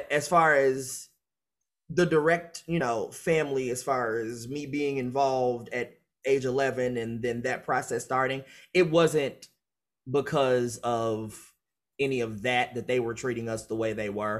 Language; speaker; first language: English; native; English